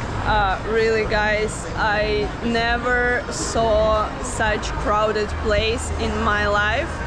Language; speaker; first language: English; non-native, fluent; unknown